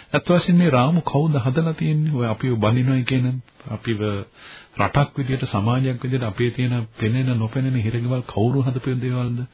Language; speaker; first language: Sinhala; native; Sinhala